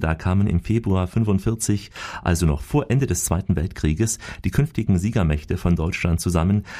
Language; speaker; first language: German; native; German